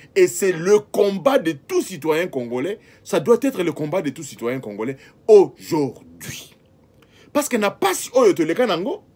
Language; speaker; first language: French; non-native, local second language; Lingala